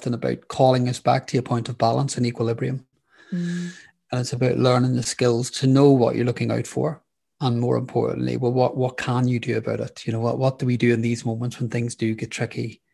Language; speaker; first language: English; native; English